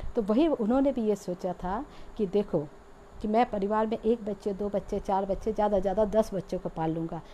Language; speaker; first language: Hindi; native; Hindi